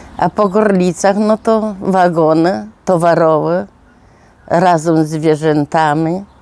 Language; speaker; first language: Polish; non-native, local second language; Rusyn